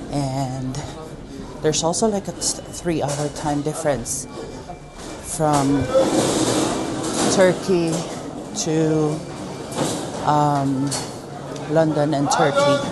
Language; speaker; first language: English; non-native, local second language; Filipino